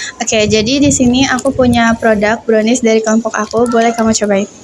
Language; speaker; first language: Indonesian; native; Indonesian